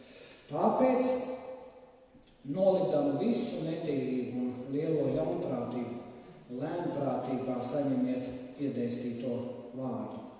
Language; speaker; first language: Latvian; native; Latvian